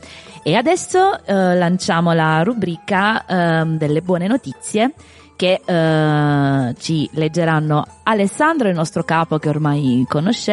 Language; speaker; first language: Italian; native; Italian